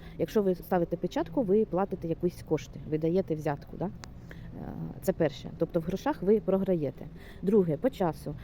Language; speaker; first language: Ukrainian; non-native, local second language; Russian